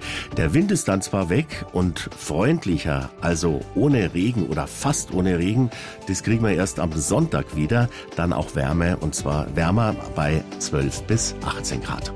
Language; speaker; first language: German; native; German